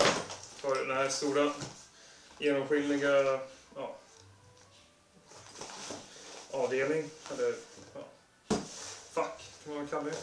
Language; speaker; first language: Swedish; non-native, local second language; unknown